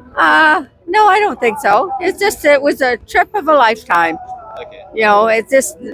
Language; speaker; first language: English; native; English